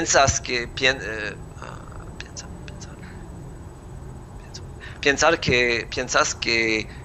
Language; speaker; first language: Spanish; non-native, learner; English